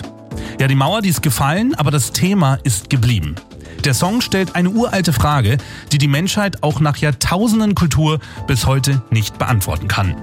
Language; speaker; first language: German; native; German